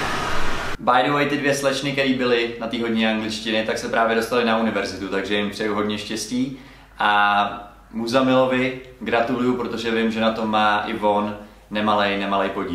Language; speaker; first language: Czech; native; Czech